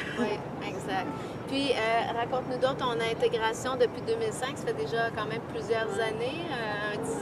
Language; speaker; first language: French; native; French